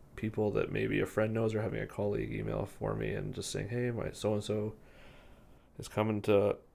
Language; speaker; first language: English; native; English